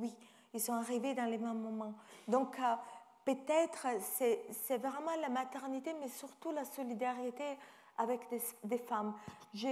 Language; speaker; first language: French; non-native, fluent; Italian